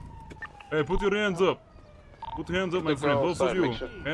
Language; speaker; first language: English; native; English